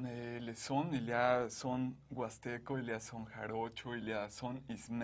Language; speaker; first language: French; non-native, fluent; Spanish